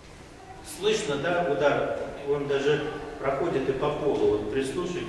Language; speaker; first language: Russian; native; Russian